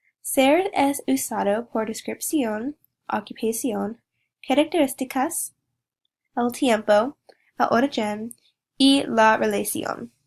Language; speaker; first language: Spanish; non-native, learner; English